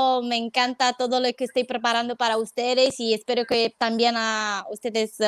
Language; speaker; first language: Spanish; non-native, fluent; Romanian